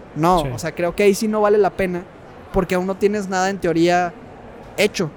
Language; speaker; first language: Spanish; native; Spanish